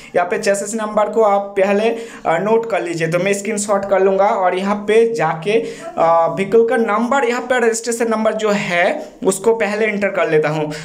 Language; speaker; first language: Hindi; non-native, local second language; Bangla